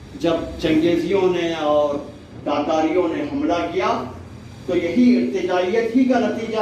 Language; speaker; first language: Urdu; native; Urdu